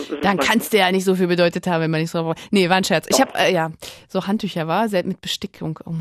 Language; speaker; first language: German; native; German